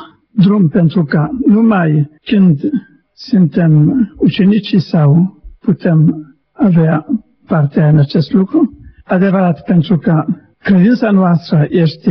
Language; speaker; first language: Romanian; non-native, learner; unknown